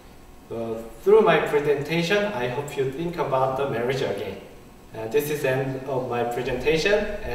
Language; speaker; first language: English; non-native, learner; Korean